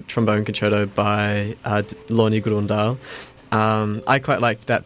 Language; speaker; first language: English; native; English